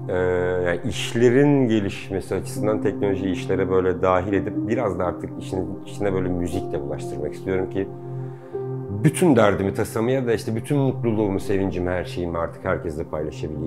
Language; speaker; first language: Turkish; native; Turkish